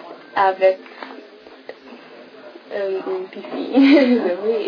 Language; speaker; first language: French; non-native, learner; English